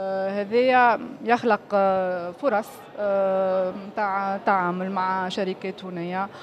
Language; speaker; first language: Arabic; native; Arabic